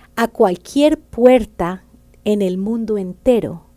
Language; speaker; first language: Spanish; native; Spanish